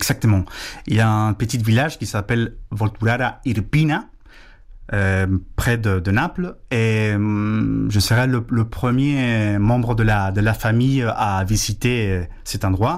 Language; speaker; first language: French; non-native, fluent; Spanish